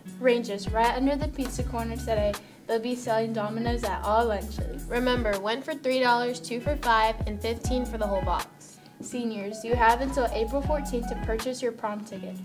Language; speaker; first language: English; native; English